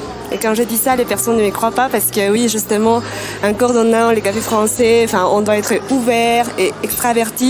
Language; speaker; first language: French; non-native, fluent; Spanish